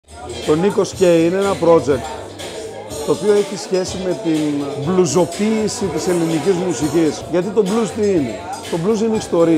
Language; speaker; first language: Greek; native; Greek